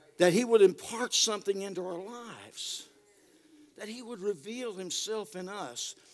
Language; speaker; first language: English; native; English